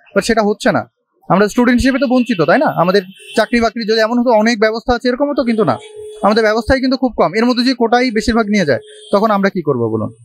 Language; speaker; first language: Bangla; native; Bangla